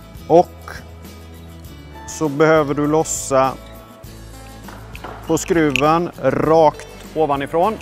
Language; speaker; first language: Swedish; native; Swedish